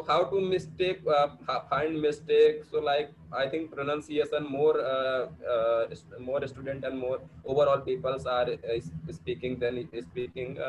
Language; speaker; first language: English; non-native, learner; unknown